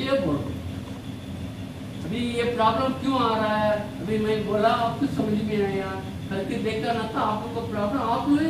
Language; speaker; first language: Hindi; non-native, local second language; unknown